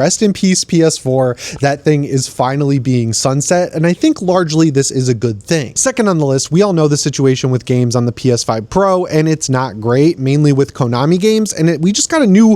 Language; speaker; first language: English; native; English